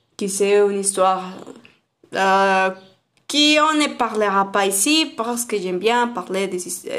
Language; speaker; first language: French; non-native, learner; Spanish